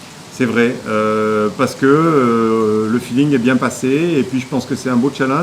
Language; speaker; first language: French; native; French